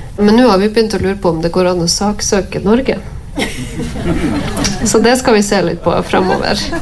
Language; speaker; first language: Norwegian; native; Norwegian